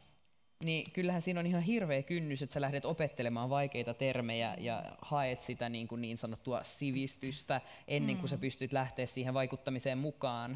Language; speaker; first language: Finnish; native; Finnish